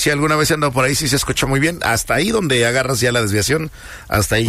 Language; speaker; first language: Spanish; native; Spanish